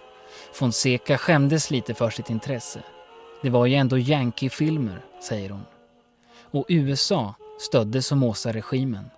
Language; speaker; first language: Swedish; native; Swedish